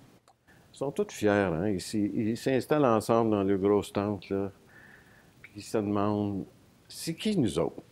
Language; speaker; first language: French; native; French